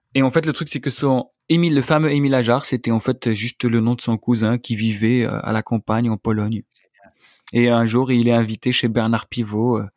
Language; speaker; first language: French; non-native, local second language; Arabic